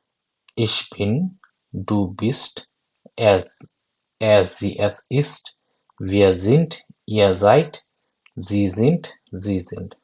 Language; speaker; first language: German; non-native, fluent; Bangla